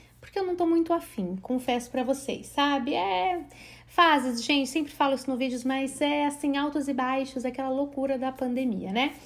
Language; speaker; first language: Portuguese; native; Portuguese